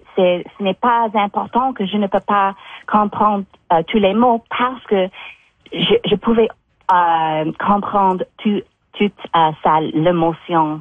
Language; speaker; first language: French; non-native, fluent; English